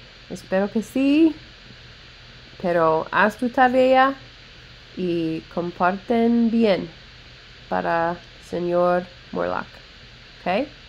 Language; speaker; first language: Spanish; non-native, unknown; English